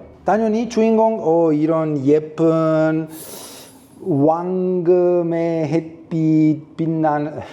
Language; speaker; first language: Korean; non-native, fluent; Italian